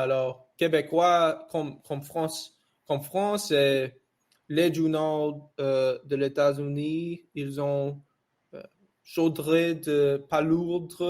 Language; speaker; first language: French; non-native, learner; English